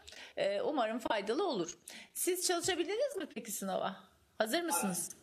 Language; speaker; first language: Turkish; native; Turkish